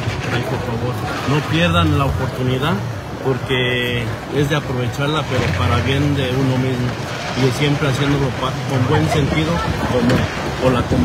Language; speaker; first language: Spanish; native; Spanish